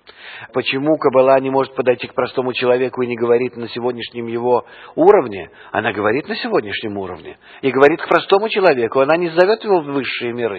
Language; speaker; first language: Russian; non-native, fluent; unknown